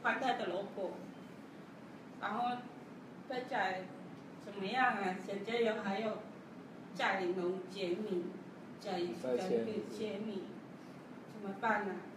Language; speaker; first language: Chinese; non-native, learner; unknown